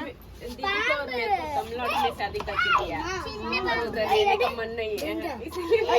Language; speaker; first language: Hindi; non-native, local second language; Tamil